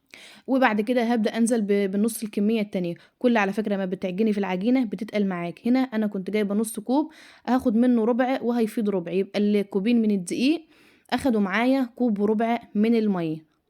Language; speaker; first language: Arabic; native; Arabic